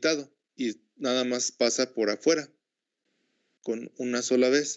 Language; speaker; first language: Spanish; native; Spanish